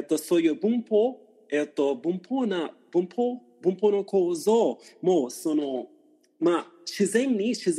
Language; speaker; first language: Japanese; non-native, fluent; Portuguese